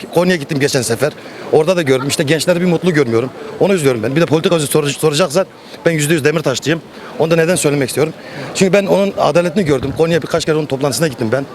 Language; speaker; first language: Turkish; native; Turkish